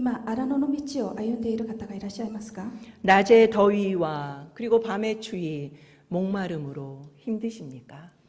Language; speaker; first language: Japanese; non-native, fluent; Korean